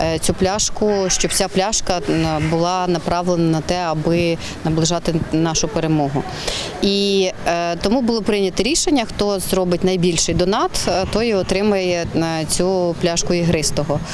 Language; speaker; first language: Ukrainian; native; Ukrainian